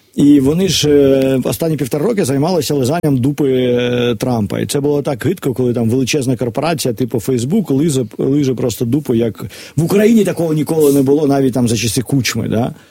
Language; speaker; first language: Ukrainian; non-native, local second language; Russian